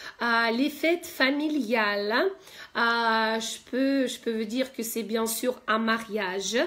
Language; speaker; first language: French; non-native, fluent; Russian